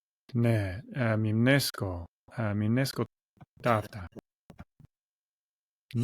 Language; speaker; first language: Greek; non-native, learner; English